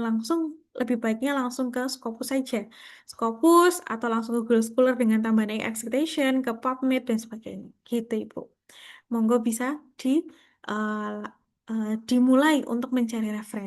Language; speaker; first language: Indonesian; native; Indonesian